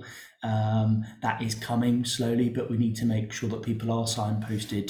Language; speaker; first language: English; native; English